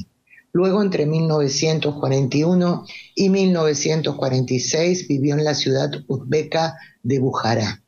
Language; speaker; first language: Spanish; native; Spanish